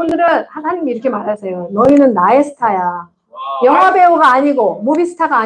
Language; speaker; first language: Korean; native; Korean